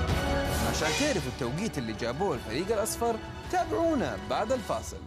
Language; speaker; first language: Arabic; native; Arabic